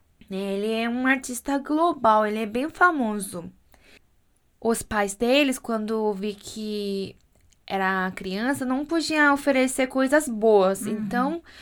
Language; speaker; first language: Portuguese; non-native, fluent; Korean